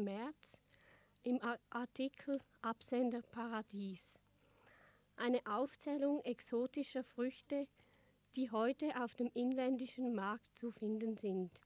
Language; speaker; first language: German; native; German